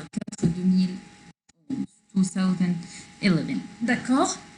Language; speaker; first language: French; non-native, learner; Arabic